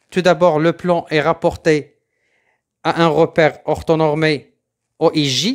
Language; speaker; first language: French; non-native, local second language; Arabic